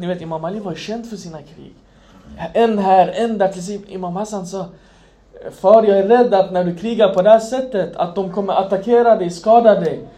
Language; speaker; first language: Swedish; non-native, fluent; Arabic